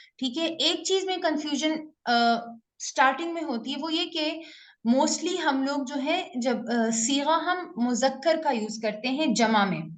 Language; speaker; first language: Urdu; native; Urdu